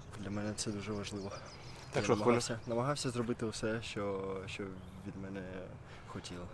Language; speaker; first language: Ukrainian; early bilingual, heritage; Ukrainian